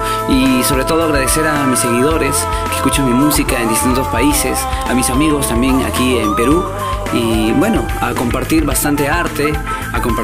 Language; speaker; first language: Spanish; native; Spanish